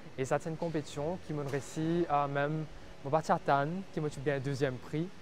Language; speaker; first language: French; non-native, local second language; Morisyen